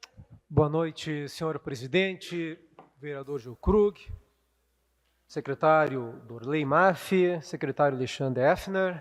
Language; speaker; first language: Portuguese; native; Portuguese